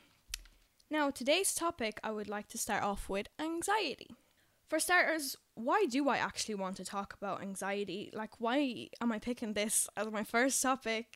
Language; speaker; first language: English; non-native, fluent; Polish